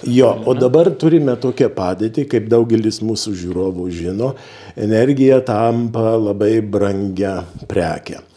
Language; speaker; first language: Lithuanian; early bilingual, heritage; Lithuanian